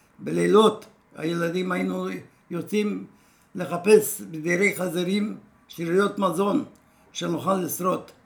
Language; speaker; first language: Hebrew; non-native, fluent; Romanian